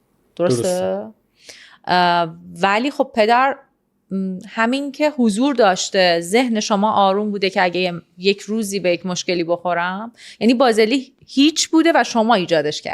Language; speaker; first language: Persian; native; Persian